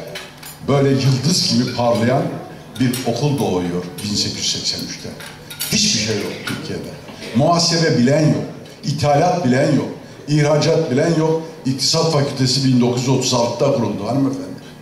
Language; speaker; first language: Turkish; native; Turkish